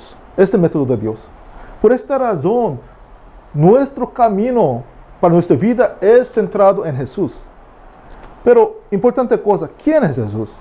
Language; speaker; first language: Spanish; non-native, learner; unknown